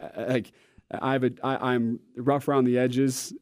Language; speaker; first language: English; native; English